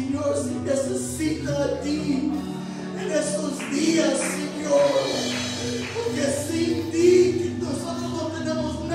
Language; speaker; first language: Spanish; non-native, learner; English